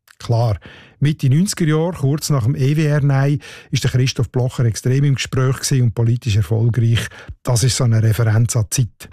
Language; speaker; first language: German; native; German